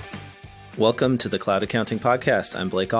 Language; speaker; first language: English; native; English